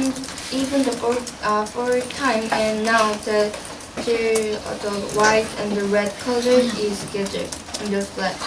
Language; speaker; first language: English; non-native, learner; Korean